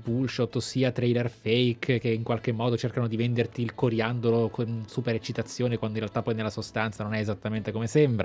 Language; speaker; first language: Italian; native; Italian